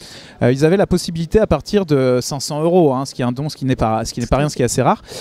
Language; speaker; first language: French; native; French